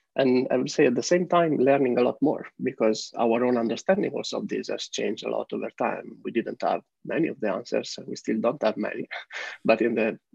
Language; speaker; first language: English; non-native, fluent; Italian